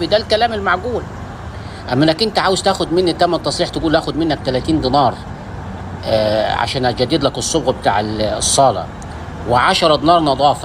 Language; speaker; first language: Arabic; native; Arabic